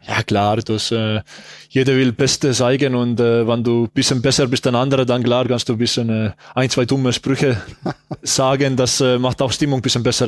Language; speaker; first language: German; non-native, learner; Estonian